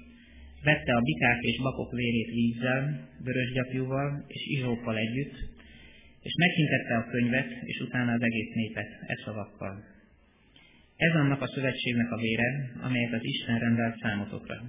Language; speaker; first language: Hungarian; native; Hungarian